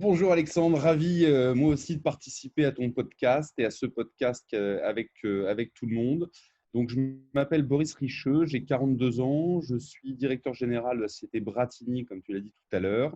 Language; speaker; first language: French; native; French